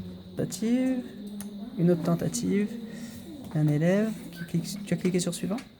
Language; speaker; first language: French; native; French